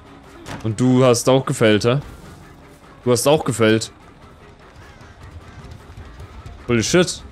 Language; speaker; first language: German; native; German